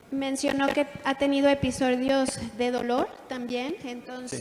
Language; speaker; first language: Spanish; native; Spanish